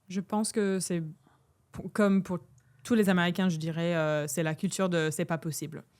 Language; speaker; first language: French; non-native, fluent; English